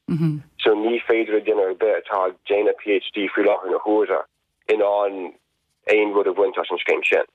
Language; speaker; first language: Irish; non-native, fluent; English